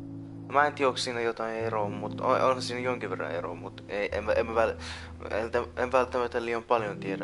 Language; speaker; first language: Finnish; non-native, fluent; Persian